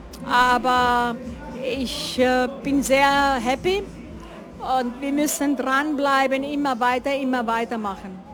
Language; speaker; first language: German; non-native, fluent; Italian